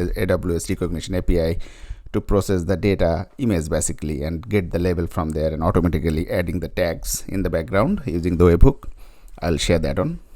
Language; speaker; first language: English; non-native, fluent; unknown